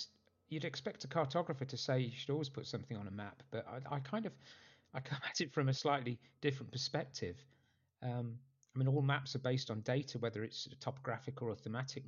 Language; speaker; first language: English; native; English